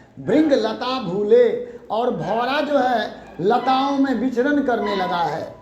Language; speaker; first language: Hindi; native; Hindi